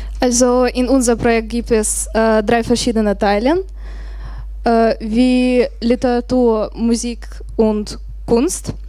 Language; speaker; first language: German; non-native, learner; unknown